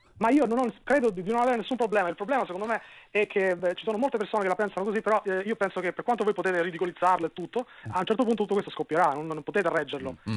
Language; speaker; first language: Italian; non-native, fluent; Albanian